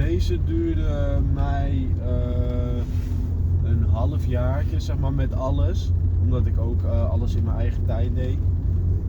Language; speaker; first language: Dutch; native; Dutch